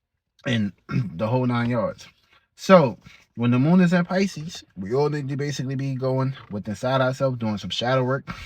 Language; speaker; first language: English; native; English